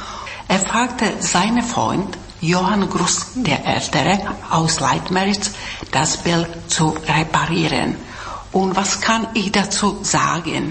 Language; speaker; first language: German; non-native, fluent; Czech